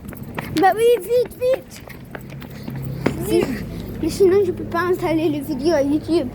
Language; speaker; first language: French; non-native, learner; Arabic